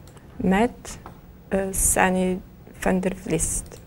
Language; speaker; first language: Dutch; non-native, learner; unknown